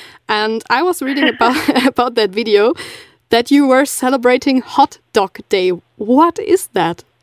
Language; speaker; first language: English; non-native, fluent; German